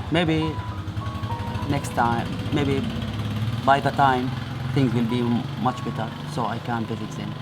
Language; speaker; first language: English; non-native, learner; Arabic